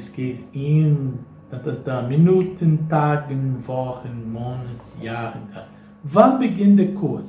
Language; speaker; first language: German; non-native, fluent; English